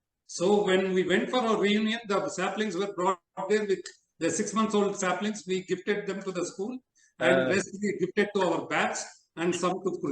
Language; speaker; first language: English; non-native, local second language; Telugu